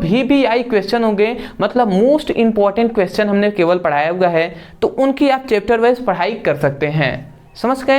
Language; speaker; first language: Hindi; native; Hindi